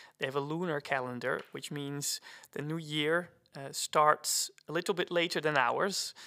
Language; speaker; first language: English; non-native, fluent; Dutch